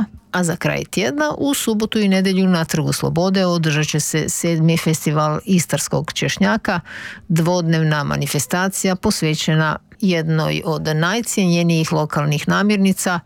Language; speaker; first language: Croatian; native; Croatian